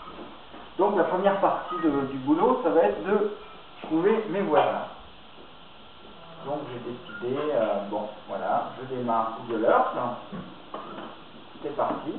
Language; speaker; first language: French; native; French